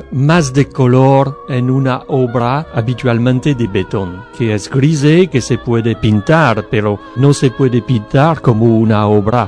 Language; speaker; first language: Spanish; non-native, learner; French